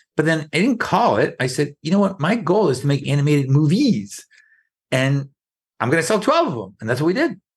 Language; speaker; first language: English; native; English